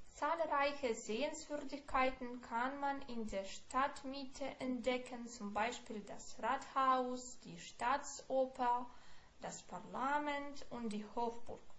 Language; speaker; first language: German; non-native, fluent; Ukrainian